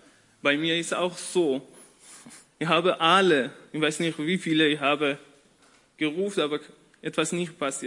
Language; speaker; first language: German; non-native, learner; Persian